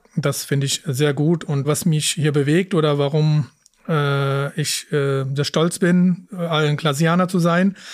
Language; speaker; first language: German; early bilingual, other home language; Punjabi